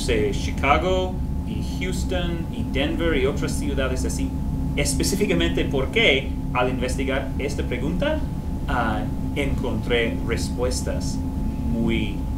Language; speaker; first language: Spanish; non-native, fluent; English